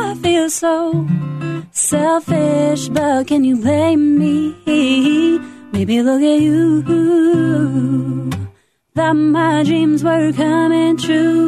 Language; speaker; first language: English; native; English